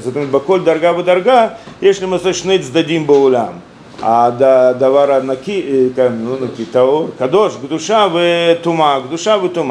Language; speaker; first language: Hebrew; non-native, fluent; Russian